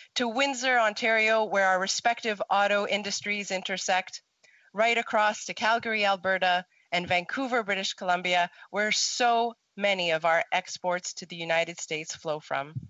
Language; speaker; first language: English; native; English